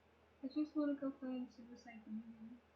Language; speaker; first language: English; native; English